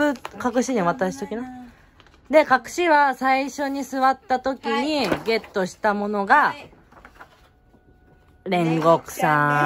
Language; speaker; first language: Japanese; native; Japanese